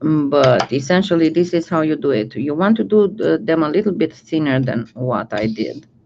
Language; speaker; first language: English; non-native, fluent; French